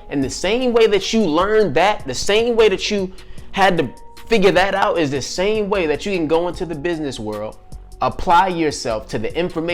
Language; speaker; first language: English; native; English